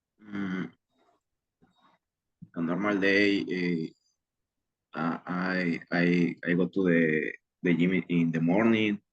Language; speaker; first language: English; non-native, learner; Spanish